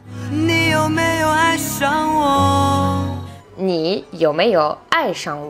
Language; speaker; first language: Chinese; non-native, fluent; French